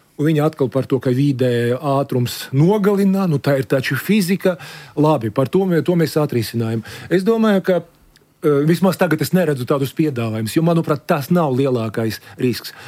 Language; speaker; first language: Latvian; non-native, local second language; Russian